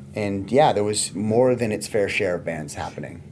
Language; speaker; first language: English; native; English